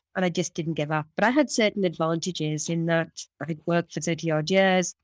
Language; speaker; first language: English; native; English